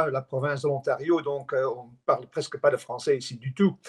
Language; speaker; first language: French; non-native, fluent; Dutch